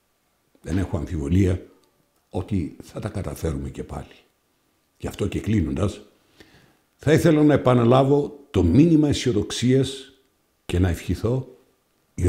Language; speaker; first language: Greek; native; Greek